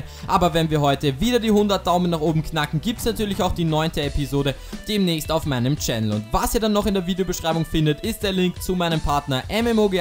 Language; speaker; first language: German; native; German